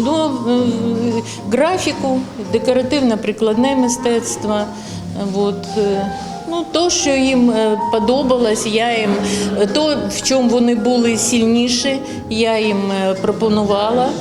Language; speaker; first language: Ukrainian; non-native, local second language; Russian